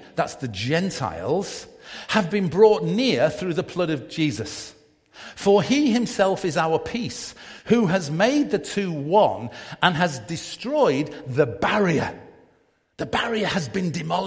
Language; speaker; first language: English; native; English